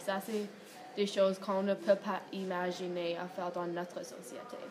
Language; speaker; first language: French; non-native, learner; English